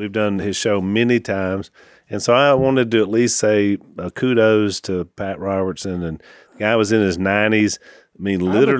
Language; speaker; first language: English; native; English